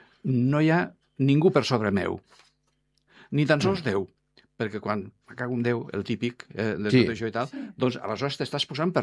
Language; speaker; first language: Catalan; non-native, fluent; Spanish